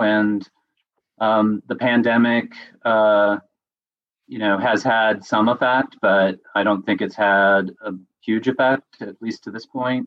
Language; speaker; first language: English; native; English